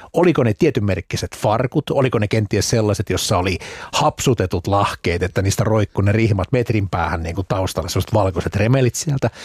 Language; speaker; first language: Finnish; native; Finnish